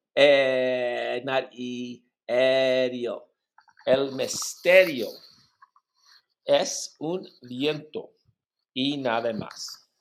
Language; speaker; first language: Spanish; non-native, learner; English